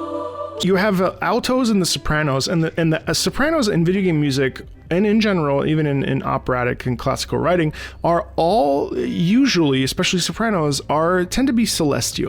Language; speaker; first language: English; native; English